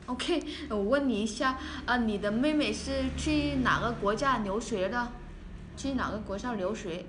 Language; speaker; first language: Chinese; non-native, fluent; Vietnamese